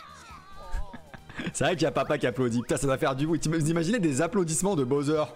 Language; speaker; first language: French; native; French